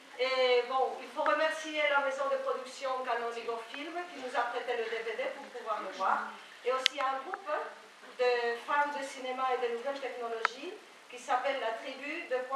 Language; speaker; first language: French; non-native, fluent; Spanish